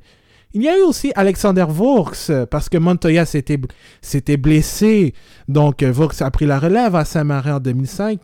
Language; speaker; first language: French; native; French